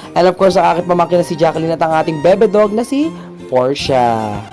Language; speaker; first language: Filipino; non-native, local second language; Bikol